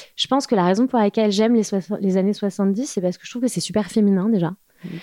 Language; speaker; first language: French; native; French